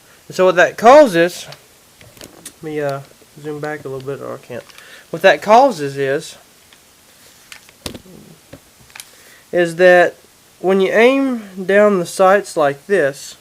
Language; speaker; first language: English; native; English